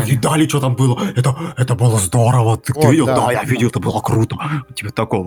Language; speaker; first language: Russian; native; Russian